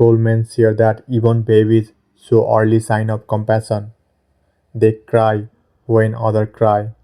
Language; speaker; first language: English; non-native, fluent; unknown